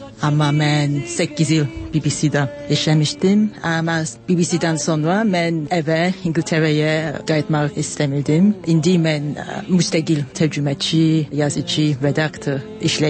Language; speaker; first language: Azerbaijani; non-native, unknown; English